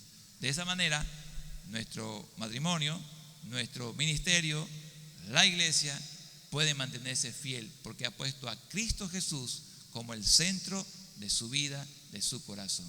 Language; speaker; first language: Spanish; native; Spanish